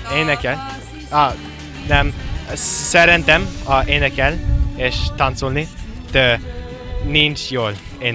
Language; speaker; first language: Hungarian; non-native, learner; English